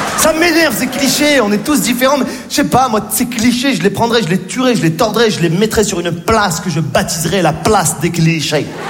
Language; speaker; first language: French; native; French